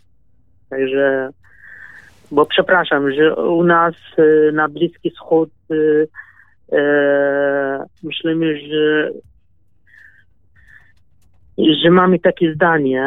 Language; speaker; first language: Polish; non-native, learner; Kurdish